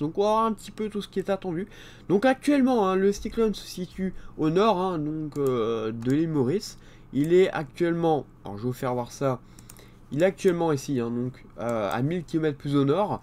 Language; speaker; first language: French; native; French